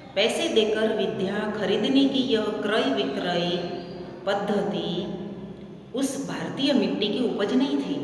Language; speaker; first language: Hindi; non-native, local second language; Gujarati